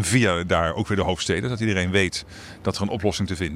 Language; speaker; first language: Dutch; native; Dutch